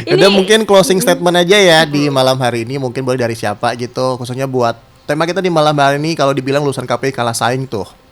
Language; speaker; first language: Indonesian; native; Indonesian